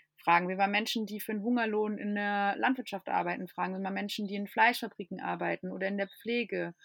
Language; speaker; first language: German; non-native, fluent; English